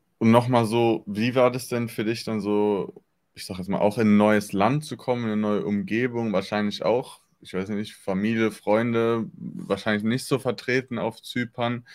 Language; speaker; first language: German; native; German